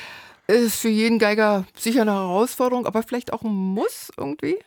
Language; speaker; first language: German; native; German